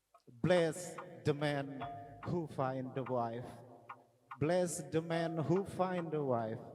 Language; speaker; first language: English; non-native, learner; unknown